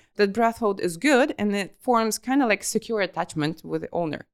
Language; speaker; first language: English; non-native, fluent; Russian